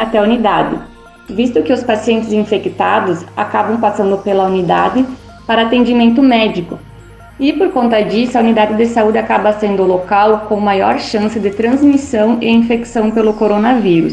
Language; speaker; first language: Portuguese; native; Portuguese